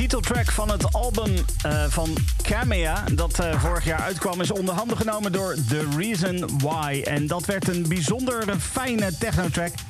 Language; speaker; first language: Dutch; native; Dutch